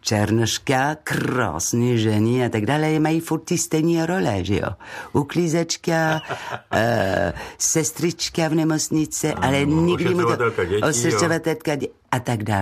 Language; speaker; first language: Czech; non-native, fluent; French